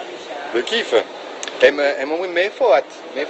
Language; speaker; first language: Hebrew; non-native, fluent; French